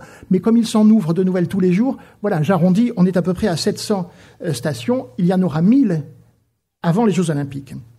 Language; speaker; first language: French; native; French